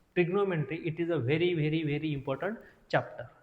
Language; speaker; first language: Hindi; non-native, local second language; Marathi